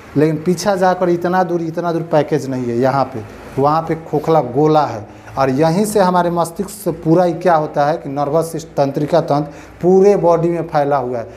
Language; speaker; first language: Hindi; native; Hindi